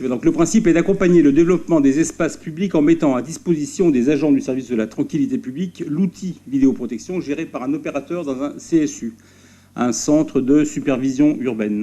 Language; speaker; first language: French; native; French